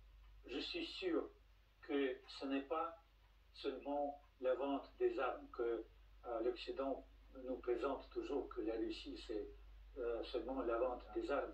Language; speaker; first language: French; non-native, fluent; Russian